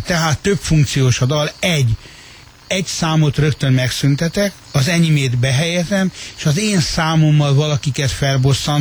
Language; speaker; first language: Hungarian; native; Hungarian